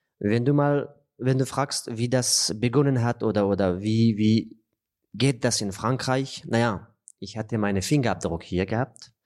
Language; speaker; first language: German; non-native, fluent; Persian